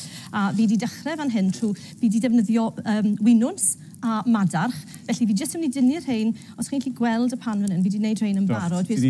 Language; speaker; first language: Welsh; native; Welsh